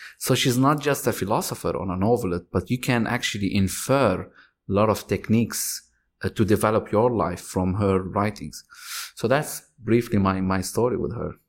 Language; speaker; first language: English; non-native, fluent; Arabic